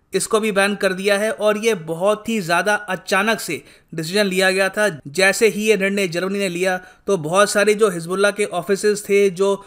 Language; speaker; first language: Hindi; native; Hindi